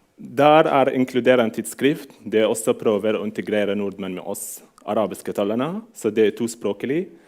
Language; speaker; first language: Norwegian; non-native, fluent; Arabic